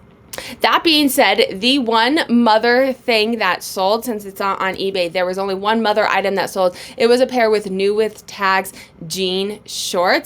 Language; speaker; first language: English; native; English